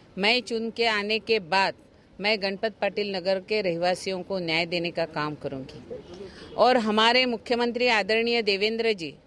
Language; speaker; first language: Hindi; non-native, local second language; Marathi